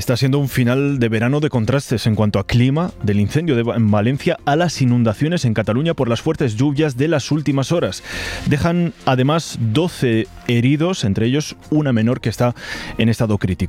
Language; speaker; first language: Spanish; native; Spanish